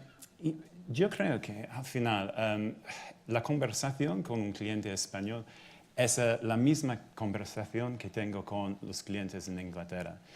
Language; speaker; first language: Spanish; non-native, fluent; English